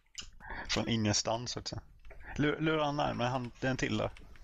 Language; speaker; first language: Swedish; native; Swedish